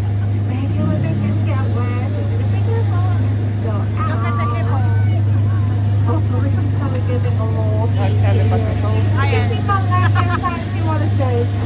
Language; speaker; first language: English; non-native, learner; Cantonese